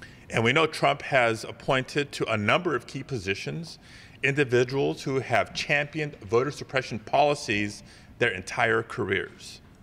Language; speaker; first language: English; early bilingual, other home language; Spanish